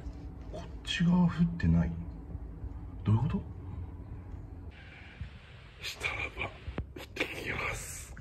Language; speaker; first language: Japanese; native; Japanese